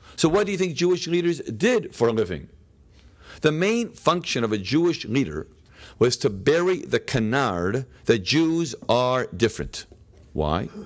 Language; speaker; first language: English; native; English